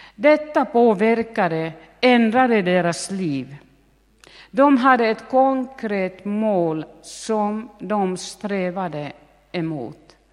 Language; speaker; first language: Swedish; native; Swedish